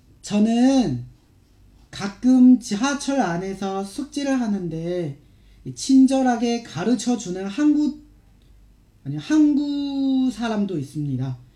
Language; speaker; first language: Korean; non-native, fluent; Chinese